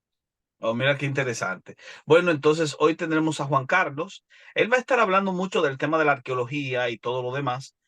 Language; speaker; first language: Spanish; native; Spanish